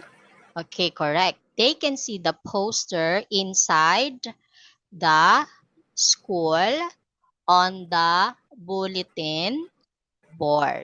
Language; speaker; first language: English; non-native, fluent; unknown